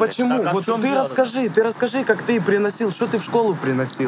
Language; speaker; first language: Russian; native; Russian